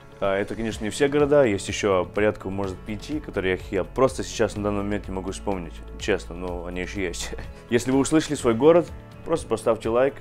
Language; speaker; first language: Russian; non-native, fluent; English